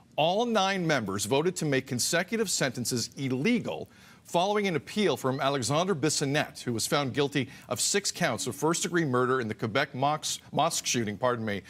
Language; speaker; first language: English; native; English